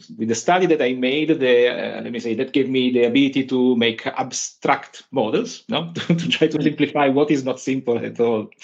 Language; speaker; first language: English; non-native, fluent; Italian